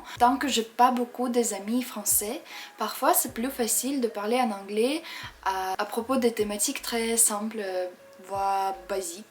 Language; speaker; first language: French; non-native, fluent; Russian